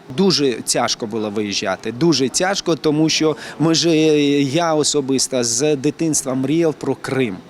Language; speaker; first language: Ukrainian; non-native, local second language; Crimean Tatar